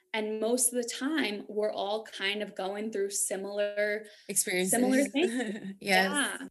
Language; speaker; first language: English; native; English